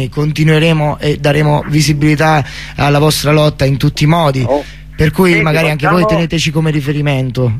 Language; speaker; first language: Italian; native; Italian